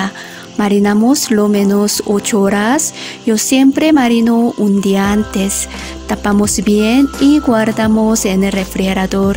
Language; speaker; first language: Spanish; non-native, learner; Korean